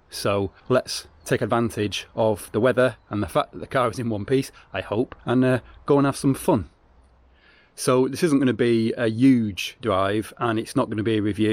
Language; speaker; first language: English; native; English